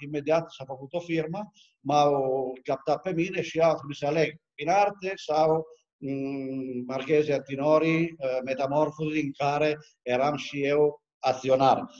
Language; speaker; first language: Romanian; non-native, fluent; Italian